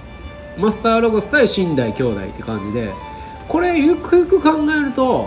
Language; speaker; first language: Japanese; native; Japanese